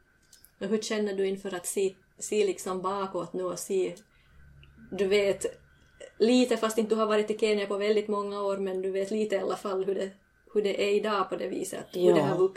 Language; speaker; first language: Swedish; native; Swedish